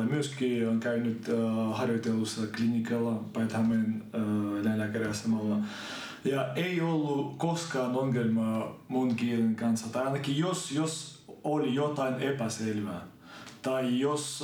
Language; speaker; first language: Finnish; non-native, fluent; Ukrainian